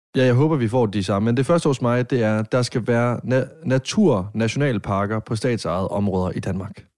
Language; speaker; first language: Danish; native; Danish